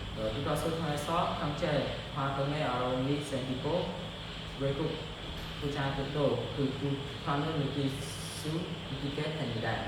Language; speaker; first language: Korean; non-native, learner; Khmer